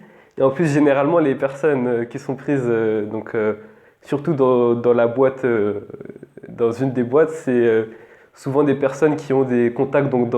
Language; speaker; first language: French; native; French